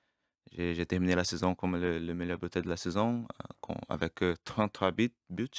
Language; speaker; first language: French; non-native, learner; Portuguese